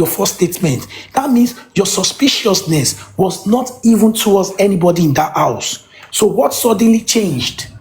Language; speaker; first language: English; non-native, local second language; Yoruba